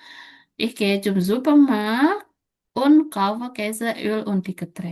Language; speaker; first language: German; non-native, fluent; Indonesian